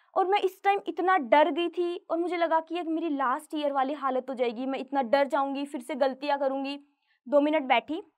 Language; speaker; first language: Hindi; native; Hindi